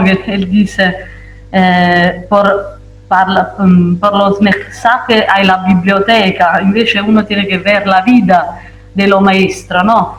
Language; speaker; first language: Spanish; non-native, fluent; Italian